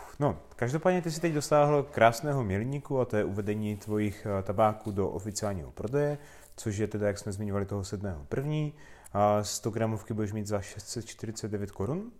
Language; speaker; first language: Czech; native; Czech